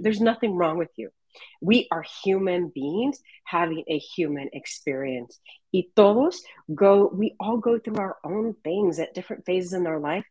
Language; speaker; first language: English; early bilingual, other home language; Spanish